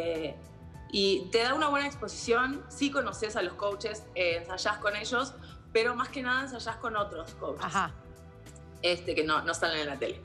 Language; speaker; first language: Spanish; native; Spanish